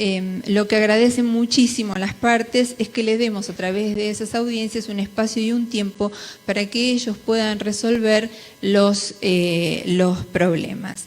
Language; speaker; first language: Spanish; native; Spanish